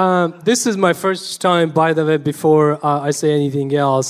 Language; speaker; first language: English; non-native, local second language; Punjabi